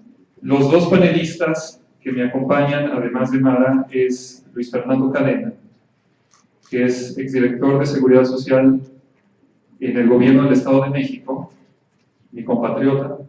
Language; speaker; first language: Spanish; native; Spanish